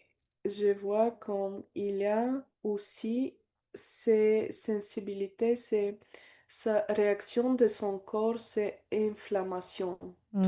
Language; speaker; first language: French; non-native, learner; Bulgarian